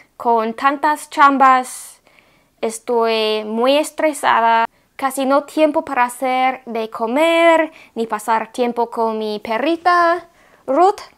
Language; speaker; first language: Spanish; non-native, fluent; English